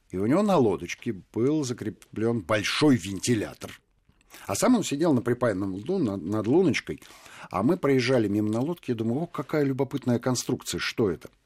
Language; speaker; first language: Russian; native; Russian